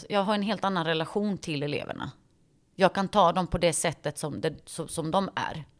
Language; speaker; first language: Swedish; early bilingual, other home language; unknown